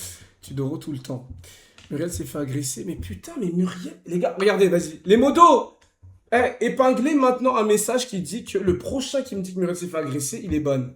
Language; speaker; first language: French; native; French